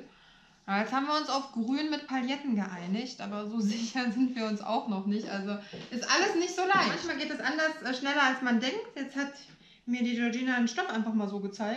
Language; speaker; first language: German; native; German